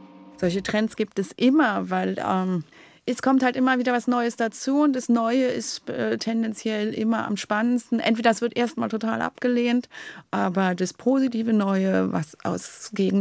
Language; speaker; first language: German; native; German